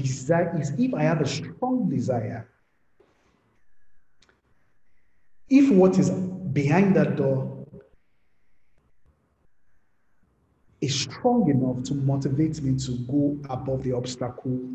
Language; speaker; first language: English; non-native, local second language; Yoruba